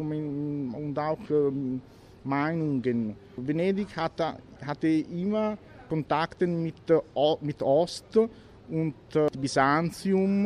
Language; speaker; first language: German; non-native, learner; Italian